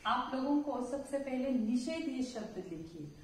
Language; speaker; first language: Hindi; non-native, local second language; Marathi